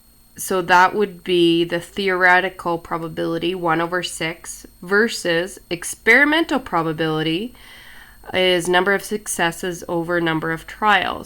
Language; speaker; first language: English; native; English